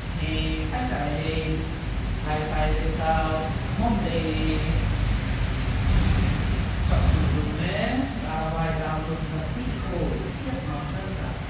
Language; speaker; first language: Vietnamese; non-native, fluent; Hindi